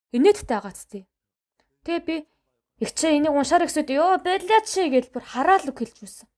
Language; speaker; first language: Mongolian; non-native, fluent; Korean